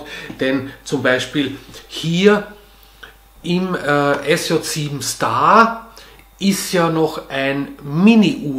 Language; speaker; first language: German; native; German